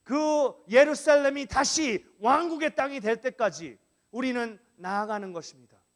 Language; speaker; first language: Korean; non-native, fluent; English